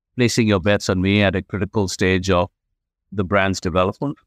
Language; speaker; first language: English; non-native, local second language; Hindi